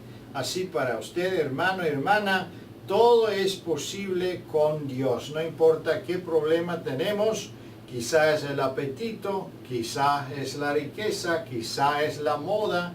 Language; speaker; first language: Spanish; non-native, fluent; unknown